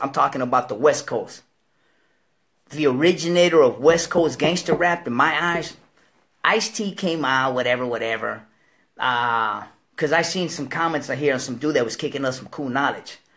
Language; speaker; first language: English; early bilingual, other home language; Spanish